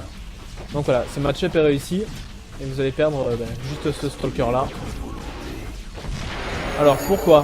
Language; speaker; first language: French; native; French